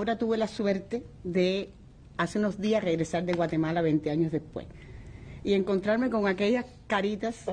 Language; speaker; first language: Spanish; native; Spanish